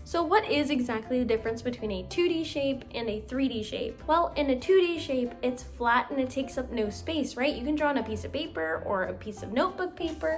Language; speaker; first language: English; native; English